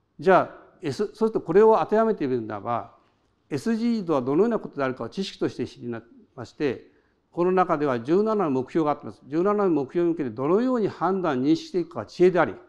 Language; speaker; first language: Japanese; native; Japanese